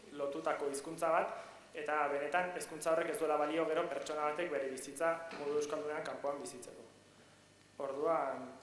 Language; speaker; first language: Basque; non-native, local second language; Spanish